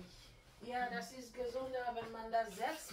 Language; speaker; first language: German; non-native, learner; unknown